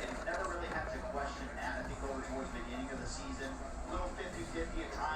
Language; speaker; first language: English; native; English